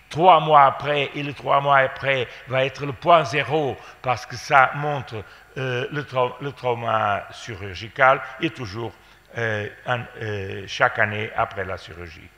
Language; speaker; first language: French; non-native, fluent; Portuguese